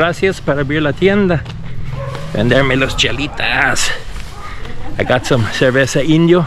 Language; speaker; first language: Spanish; non-native, learner; English